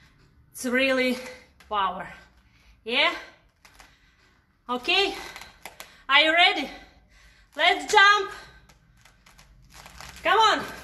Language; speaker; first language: English; non-native, learner; Russian